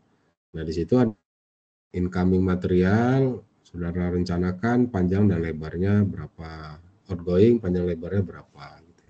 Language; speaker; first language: Indonesian; native; Indonesian